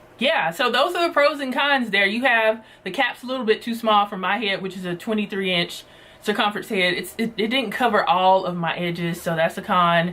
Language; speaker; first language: English; native; English